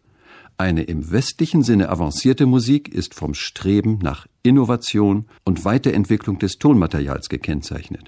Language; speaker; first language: German; native; German